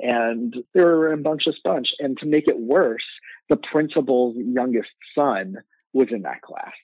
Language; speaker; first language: English; native; English